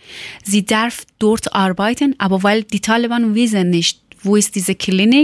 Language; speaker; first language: German; non-native, learner; Persian